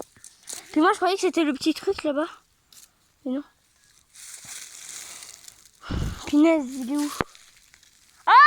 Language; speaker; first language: French; native; French